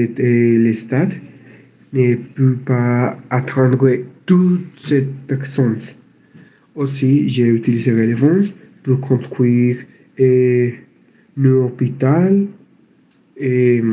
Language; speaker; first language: French; non-native, learner; Spanish